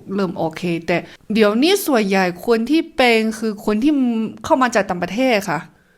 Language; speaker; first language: Thai; non-native, fluent; Chinese